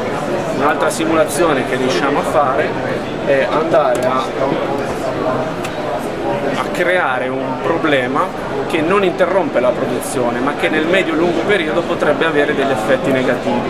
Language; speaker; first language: Italian; native; Italian